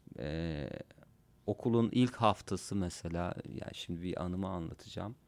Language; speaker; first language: Turkish; non-native, local second language; Kurdish